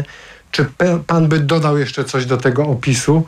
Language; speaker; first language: Polish; native; Polish